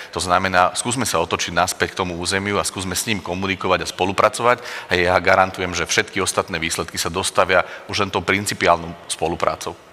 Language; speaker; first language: Slovak; native; Slovak